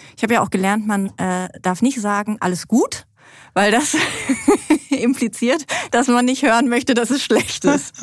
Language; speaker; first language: German; native; German